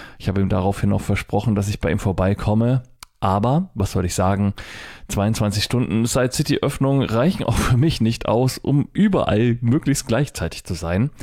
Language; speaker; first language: German; native; German